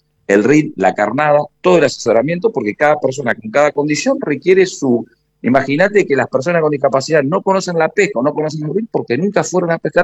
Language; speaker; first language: Spanish; native; Spanish